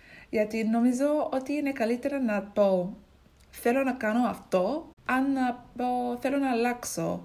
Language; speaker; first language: Greek; non-native, learner; English